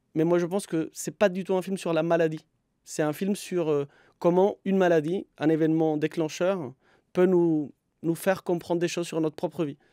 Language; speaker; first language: French; non-native, fluent; Spanish